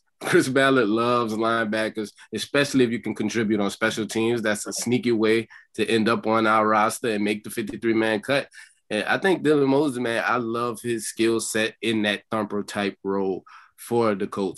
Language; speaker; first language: English; native; English